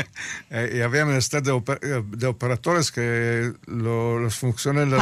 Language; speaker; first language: Spanish; early bilingual, heritage; Spanish